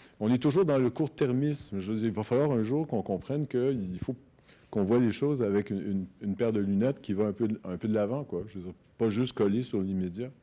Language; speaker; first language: French; native; French